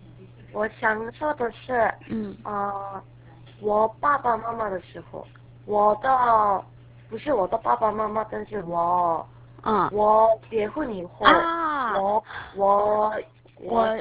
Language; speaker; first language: Chinese; non-native, learner; Korean